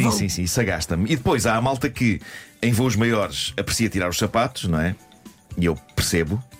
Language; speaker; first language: Portuguese; native; Portuguese